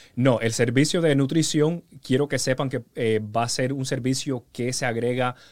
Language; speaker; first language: Spanish; early bilingual, heritage; Spanish